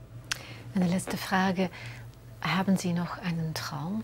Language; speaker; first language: German; non-native, fluent; Dutch